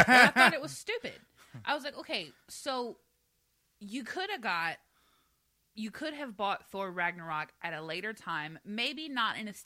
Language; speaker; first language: English; native; English